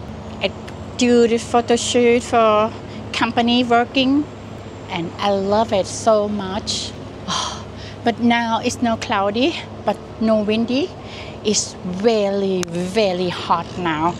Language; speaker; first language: English; non-native, learner; Thai